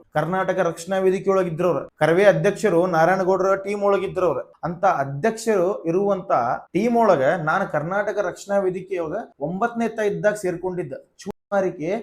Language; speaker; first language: Kannada; non-native, local second language; Marathi